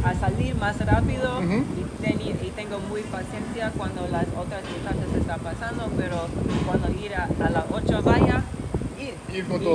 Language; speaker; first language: Spanish; non-native, learner; English